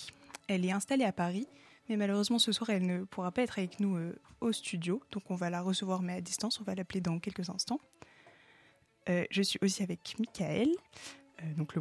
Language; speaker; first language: French; native; French